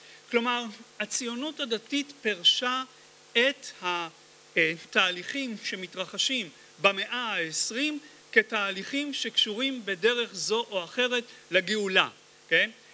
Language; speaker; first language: Hebrew; native; Hebrew